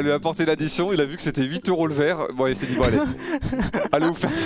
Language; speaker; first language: French; native; French